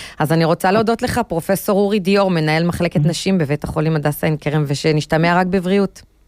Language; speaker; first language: Hebrew; native; Hebrew